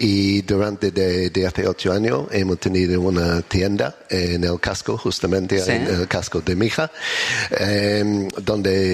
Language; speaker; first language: Spanish; non-native, learner; English